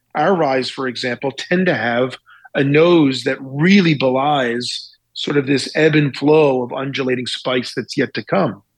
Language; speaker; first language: English; native; English